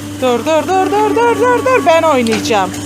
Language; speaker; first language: Turkish; native; Turkish